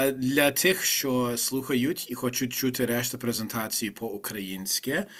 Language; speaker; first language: Ukrainian; early bilingual, other home language; English